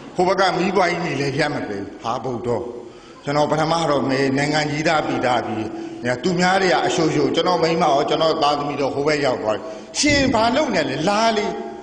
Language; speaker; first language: Burmese; native; Burmese